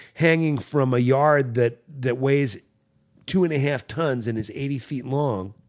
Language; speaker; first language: English; native; English